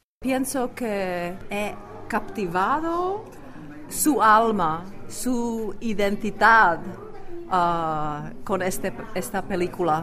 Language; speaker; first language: Spanish; non-native, fluent; Czech